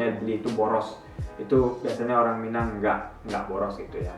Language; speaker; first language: Indonesian; early bilingual, heritage; Indonesian